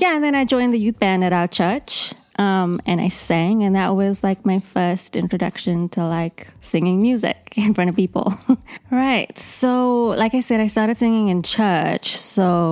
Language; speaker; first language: English; native; English